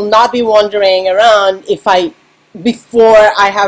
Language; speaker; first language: English; non-native, fluent; Serbian